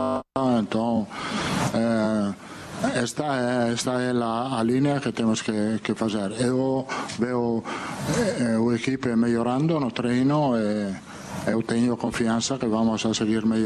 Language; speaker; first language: Portuguese; non-native, fluent; Italian